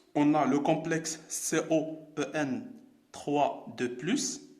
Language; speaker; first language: French; non-native, local second language; Arabic